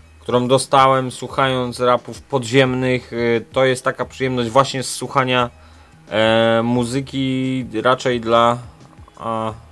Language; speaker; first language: Polish; native; Polish